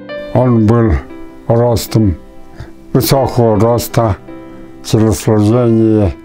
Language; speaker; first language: Russian; non-native, local second language; Buriat